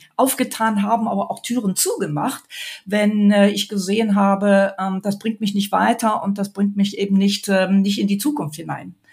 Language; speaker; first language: German; native; German